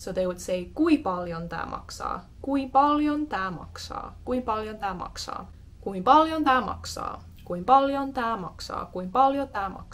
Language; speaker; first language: Finnish; non-native, fluent; English